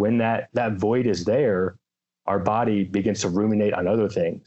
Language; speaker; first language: English; native; English